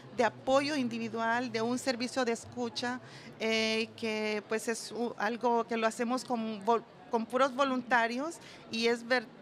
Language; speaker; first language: Spanish; native; Spanish